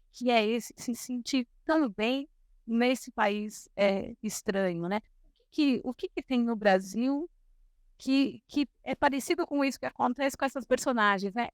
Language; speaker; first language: Portuguese; native; Portuguese